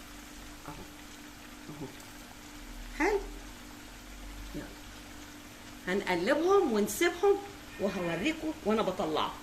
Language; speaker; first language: Arabic; native; Arabic